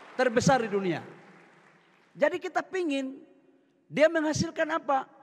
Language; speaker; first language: Indonesian; native; Indonesian